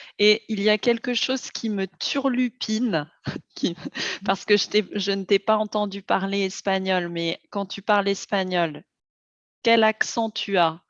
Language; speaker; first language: French; native; French